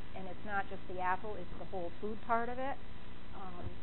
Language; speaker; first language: English; native; English